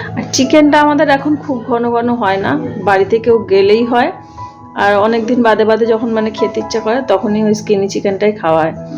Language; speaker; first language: Bangla; native; Bangla